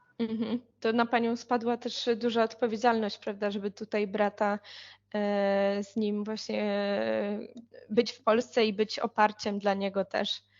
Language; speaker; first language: Polish; native; Polish